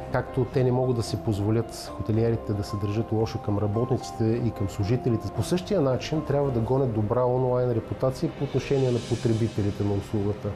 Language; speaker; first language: Bulgarian; native; Bulgarian